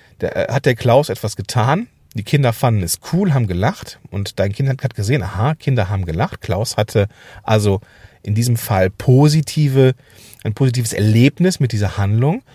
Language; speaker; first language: German; native; German